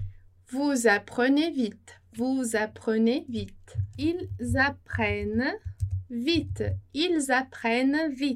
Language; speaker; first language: French; non-native, fluent; Portuguese